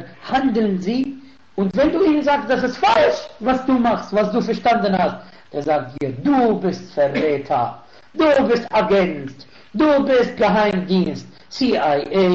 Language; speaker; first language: German; non-native, fluent; Arabic